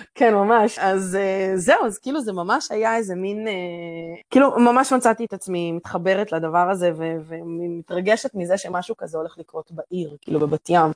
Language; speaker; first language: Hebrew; native; Hebrew